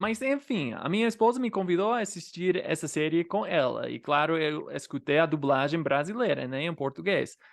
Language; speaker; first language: Portuguese; non-native, fluent; English